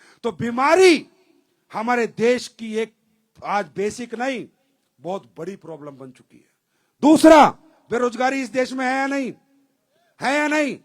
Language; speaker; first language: Hindi; native; Hindi